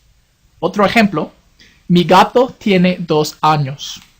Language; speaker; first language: Spanish; non-native, fluent; English